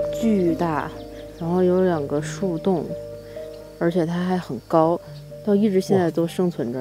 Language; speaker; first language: Chinese; native; Chinese